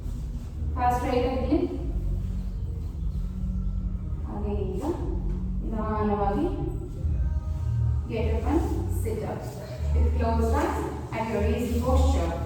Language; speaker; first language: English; non-native, local second language; Kannada